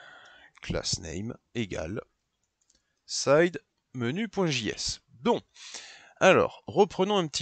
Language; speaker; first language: French; native; French